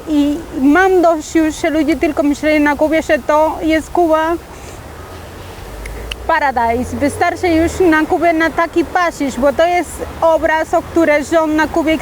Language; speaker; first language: Polish; non-native, fluent; Spanish